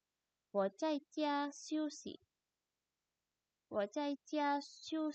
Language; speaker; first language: Chinese; non-native, fluent; Indonesian